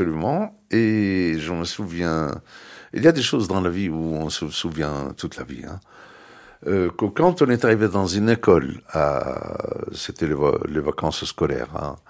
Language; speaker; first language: French; non-native, fluent; Arabic